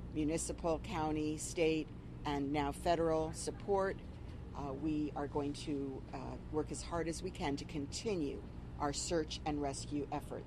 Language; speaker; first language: English; native; English